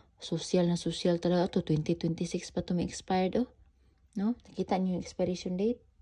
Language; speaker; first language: Filipino; non-native, local second language; Cebuano